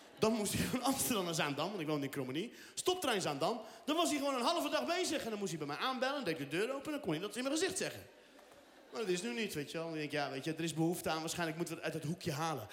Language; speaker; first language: Dutch; early bilingual, other home language; Riffian